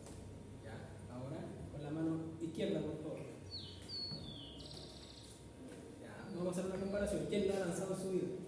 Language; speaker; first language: Spanish; native; Spanish